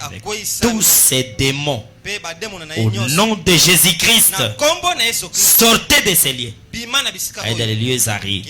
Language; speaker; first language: Haitian Creole; non-native, local second language; Lingala